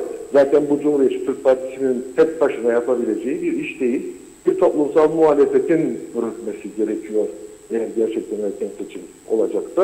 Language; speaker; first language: Turkish; native; Turkish